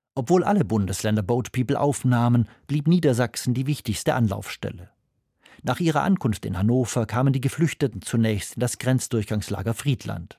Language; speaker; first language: German; native; German